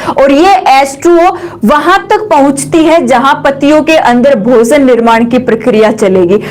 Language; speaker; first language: Hindi; native; Hindi